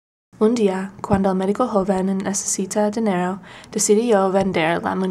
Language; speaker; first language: Spanish; non-native, learner; English